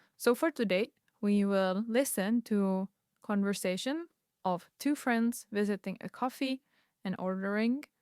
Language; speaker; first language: English; non-native, fluent; Czech